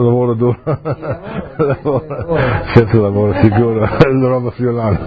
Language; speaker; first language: Italian; early bilingual, heritage; English